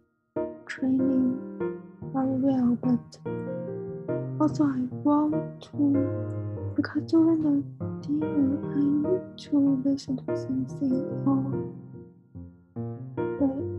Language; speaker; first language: English; non-native, learner; Chinese